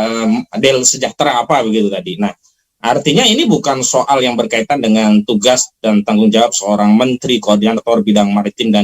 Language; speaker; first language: Indonesian; native; Indonesian